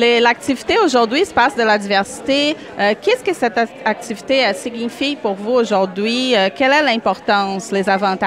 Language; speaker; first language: French; native; French